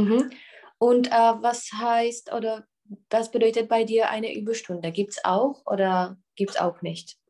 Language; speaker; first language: German; non-native, learner; Czech